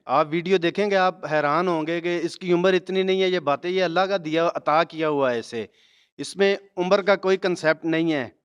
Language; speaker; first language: Urdu; non-native, local second language; Punjabi